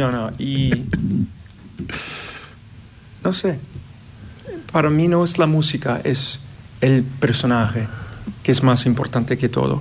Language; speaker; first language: Spanish; non-native, fluent; English